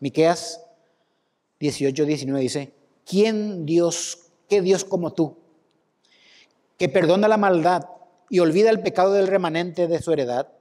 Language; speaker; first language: Spanish; native; Spanish